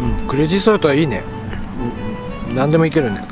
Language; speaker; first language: Japanese; native; Japanese